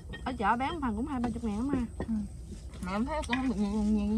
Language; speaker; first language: Vietnamese; native; Vietnamese